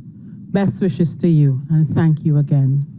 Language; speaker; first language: English; native; English